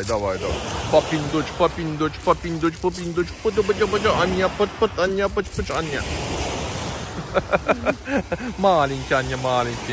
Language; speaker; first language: Russian; non-native, learner; Turkish